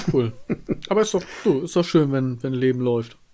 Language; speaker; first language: German; native; German